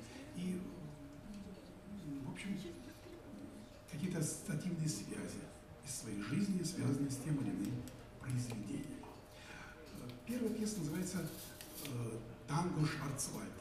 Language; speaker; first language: Russian; native; Russian